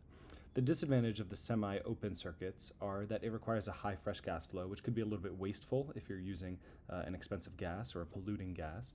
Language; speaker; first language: English; native; English